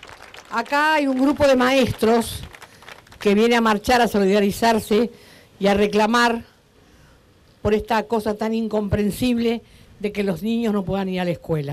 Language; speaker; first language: Spanish; native; Spanish